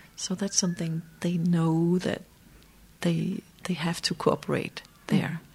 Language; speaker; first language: English; non-native, fluent; Danish